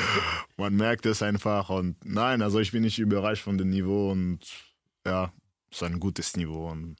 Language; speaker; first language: German; early bilingual, other home language; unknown